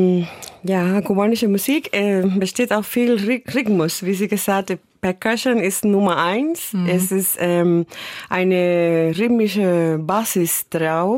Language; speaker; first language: German; non-native, learner; Spanish